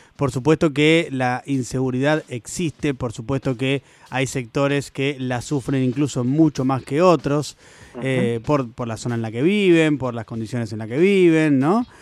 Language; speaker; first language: Spanish; native; Spanish